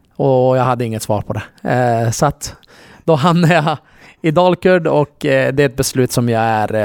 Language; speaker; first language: Swedish; early bilingual, other home language; Kurdish